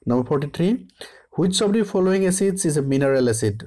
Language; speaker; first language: English; non-native, local second language; Assamese